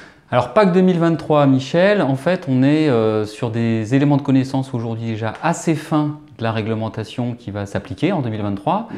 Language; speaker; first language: French; native; French